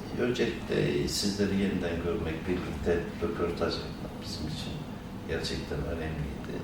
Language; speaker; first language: Turkish; native; Turkish